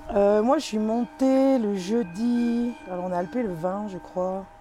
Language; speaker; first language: French; native; French